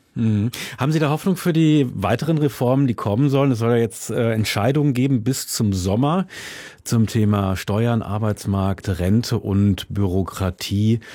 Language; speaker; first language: German; native; German